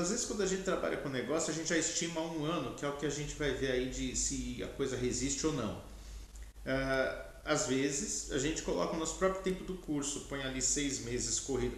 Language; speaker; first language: Portuguese; native; Portuguese